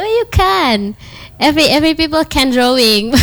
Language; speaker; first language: English; non-native, learner; Indonesian